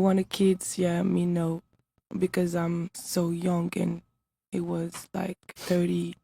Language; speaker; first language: English; non-native, learner; French